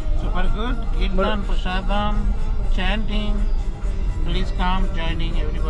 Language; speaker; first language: English; non-native, learner; Hindi